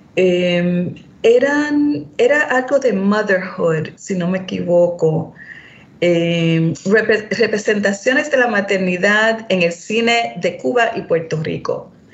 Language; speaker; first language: Spanish; early bilingual, heritage; Spanish